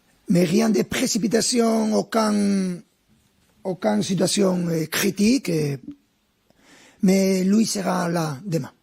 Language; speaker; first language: French; non-native, fluent; Spanish